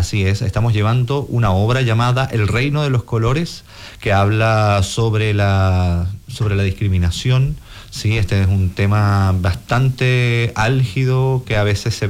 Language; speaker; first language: Spanish; native; Spanish